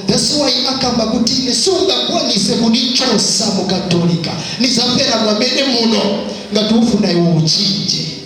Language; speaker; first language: Nyanja; non-native, local second language; Tumbuka